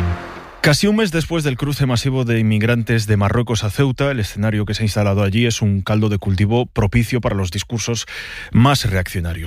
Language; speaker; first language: Spanish; native; Spanish